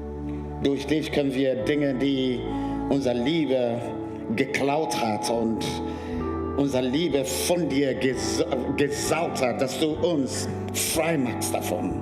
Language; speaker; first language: German; non-native, fluent; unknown